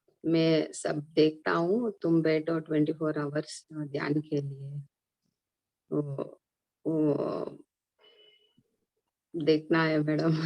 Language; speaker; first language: Hindi; non-native, local second language; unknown